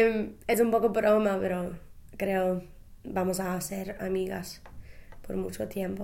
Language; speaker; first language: Spanish; non-native, fluent; English